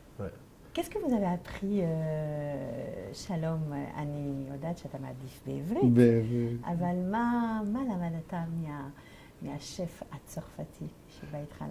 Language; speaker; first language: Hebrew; non-native, fluent; French